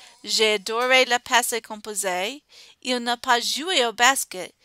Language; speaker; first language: French; non-native, fluent; English